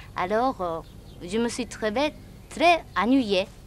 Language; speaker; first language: French; non-native, fluent; Japanese